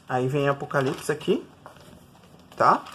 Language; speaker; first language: Portuguese; native; Portuguese